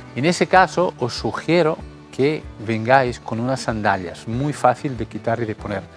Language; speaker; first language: Spanish; non-native, fluent; Italian